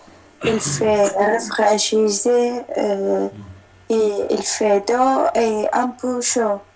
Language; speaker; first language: French; non-native, learner; Arabic